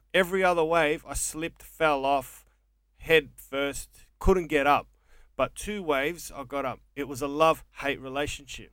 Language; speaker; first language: English; native; English